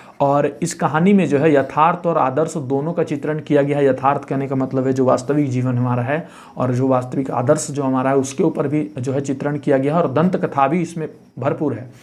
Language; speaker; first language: Hindi; native; Hindi